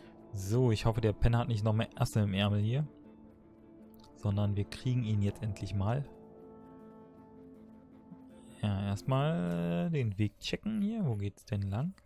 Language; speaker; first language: German; native; German